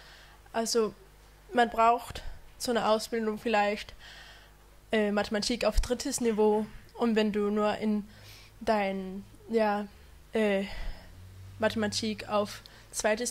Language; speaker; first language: German; non-native, fluent; Danish